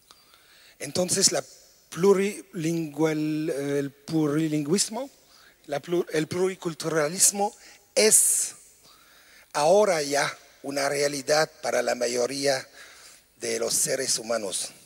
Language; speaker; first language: Spanish; non-native, fluent; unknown